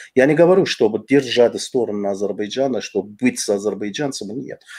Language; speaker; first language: Russian; non-native, fluent; Azerbaijani